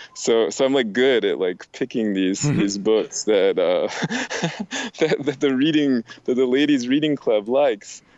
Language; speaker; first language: English; native; English